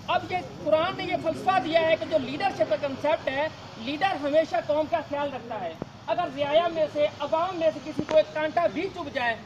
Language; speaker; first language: Urdu; non-native, local second language; Punjabi